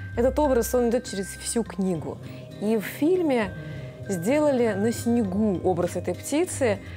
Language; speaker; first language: Russian; non-native, local second language; Tatar